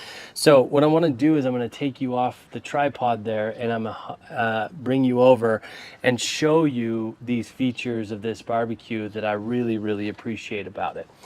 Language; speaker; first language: English; native; English